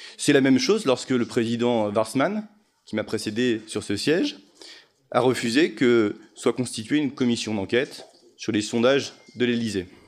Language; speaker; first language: French; native; French